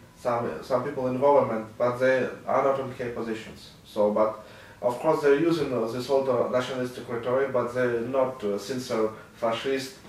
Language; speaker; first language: English; non-native, learner; Ukrainian